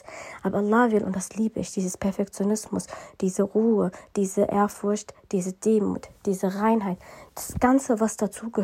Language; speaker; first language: German; early bilingual, other home language; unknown